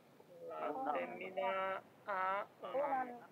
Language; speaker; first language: Italian; non-native, learner; Bangla